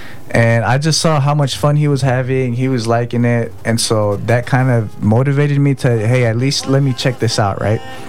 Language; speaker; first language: English; early bilingual, other home language; Spanish